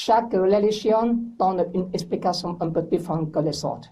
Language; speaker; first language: French; non-native, learner; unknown